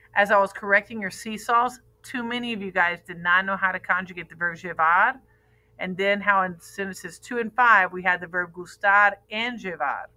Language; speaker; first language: English; native; English